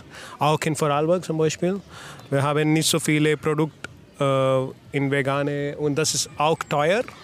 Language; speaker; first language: German; non-native, learner; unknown